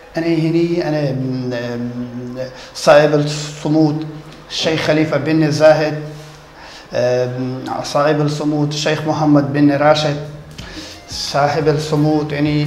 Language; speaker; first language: Arabic; non-native, learner; Persian